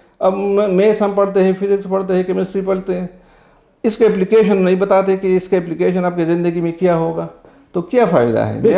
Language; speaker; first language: Urdu; non-native, local second language; Pashto